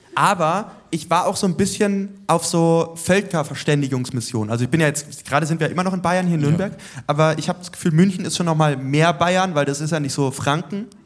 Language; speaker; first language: German; native; German